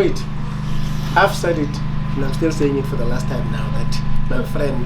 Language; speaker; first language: English; non-native, local second language; Northern Sotho